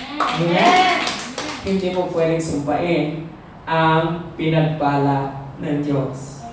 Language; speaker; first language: Filipino; native; Filipino